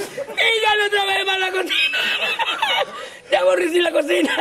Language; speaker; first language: Spanish; native; Spanish